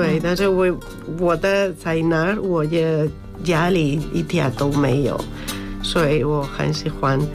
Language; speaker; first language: Chinese; non-native, learner; Spanish